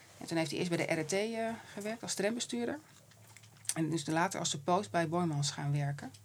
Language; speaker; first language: Dutch; native; Dutch